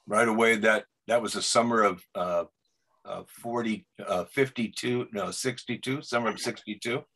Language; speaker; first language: English; native; English